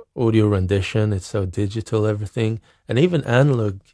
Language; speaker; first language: English; non-native, fluent; Swedish